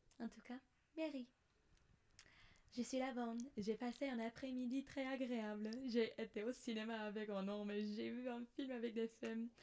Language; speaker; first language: French; non-native, learner; English